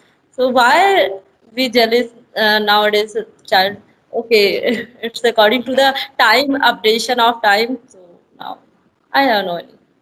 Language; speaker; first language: English; non-native, learner; Hindi